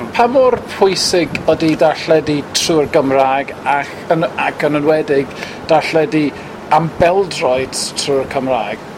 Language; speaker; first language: Welsh; non-native, fluent; English